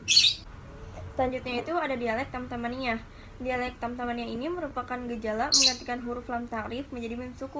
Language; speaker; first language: Indonesian; native; Indonesian